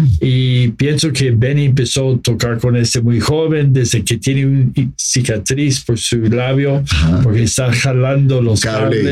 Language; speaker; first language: Spanish; non-native, fluent; English